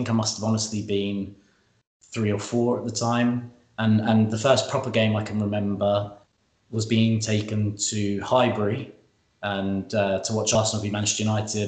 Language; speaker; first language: English; native; English